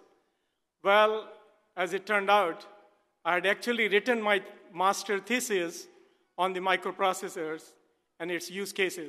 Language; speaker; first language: English; non-native, local second language; Hindi